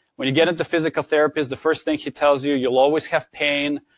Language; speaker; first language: English; non-native, fluent; Ukrainian